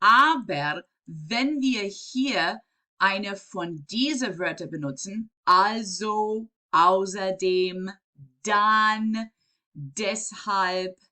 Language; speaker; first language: German; non-native, fluent; English